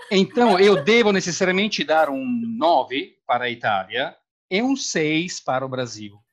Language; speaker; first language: Portuguese; non-native, fluent; Italian